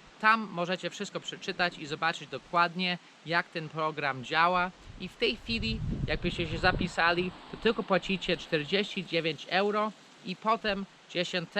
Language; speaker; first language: Polish; non-native, fluent; English